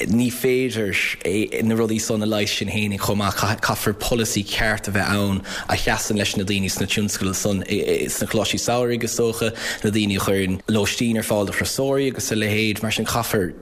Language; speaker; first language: Irish; native; Irish